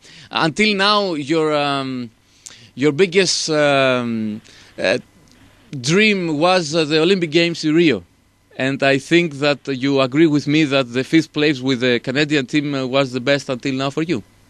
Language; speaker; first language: English; non-native, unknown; Greek